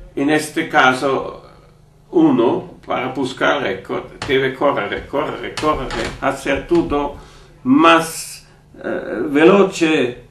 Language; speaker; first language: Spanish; non-native, learner; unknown